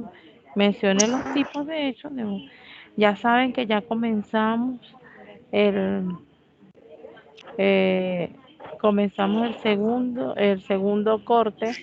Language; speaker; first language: Spanish; native; Spanish